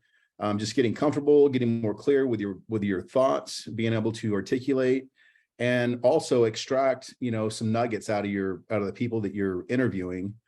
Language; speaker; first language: English; native; English